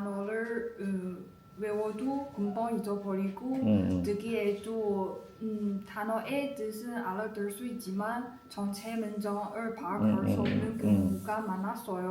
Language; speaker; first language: Korean; non-native, learner; Chinese